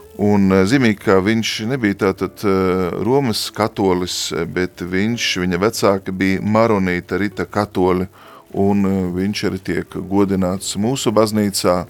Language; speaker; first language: Latvian; native; Latvian